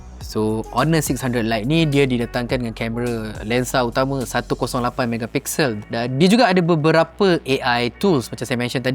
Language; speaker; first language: Malay; native; Malay